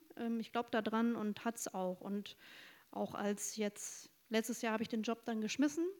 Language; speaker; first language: German; native; German